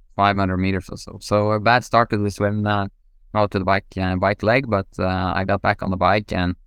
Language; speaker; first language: English; non-native, fluent; Norwegian